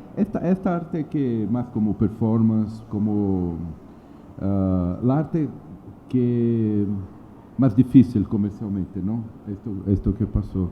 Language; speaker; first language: Spanish; non-native, learner; Portuguese